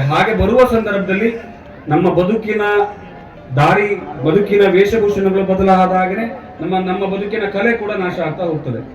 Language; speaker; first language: Kannada; native; Kannada